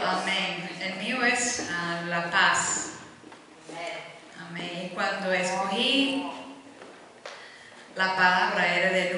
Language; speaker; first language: Spanish; early bilingual, heritage; Spanish